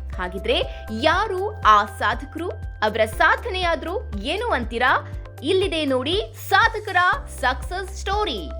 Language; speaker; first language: Kannada; native; Kannada